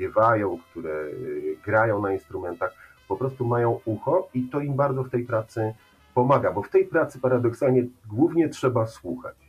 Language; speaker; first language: Polish; native; Polish